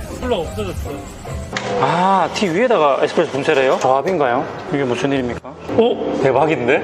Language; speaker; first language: Korean; native; Korean